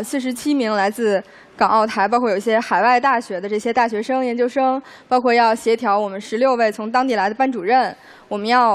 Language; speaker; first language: Chinese; native; Chinese